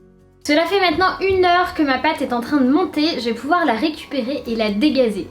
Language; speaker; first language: French; native; French